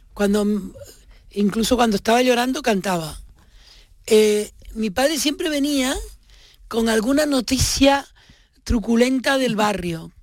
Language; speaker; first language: Spanish; native; Spanish